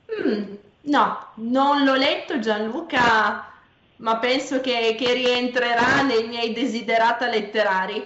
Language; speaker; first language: Italian; native; Italian